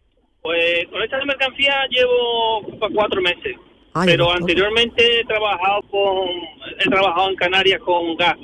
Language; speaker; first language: Spanish; native; Spanish